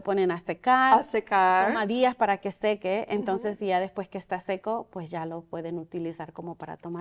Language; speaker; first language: Spanish; early bilingual, other home language; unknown